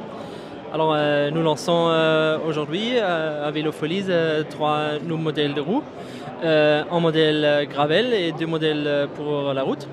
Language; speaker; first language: French; non-native, fluent; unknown